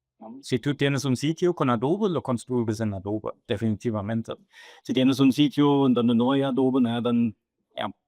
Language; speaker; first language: Spanish; non-native, fluent; German